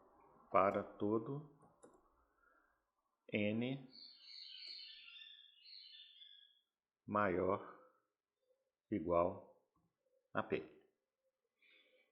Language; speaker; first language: Portuguese; native; Portuguese